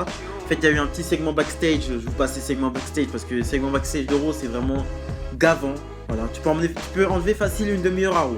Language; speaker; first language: French; native; French